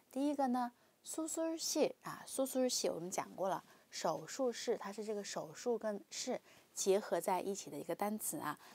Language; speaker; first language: Chinese; native; Chinese